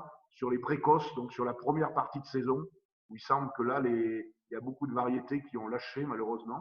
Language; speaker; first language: French; native; French